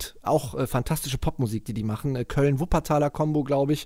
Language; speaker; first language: German; native; German